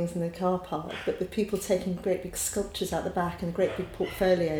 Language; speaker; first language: English; native; English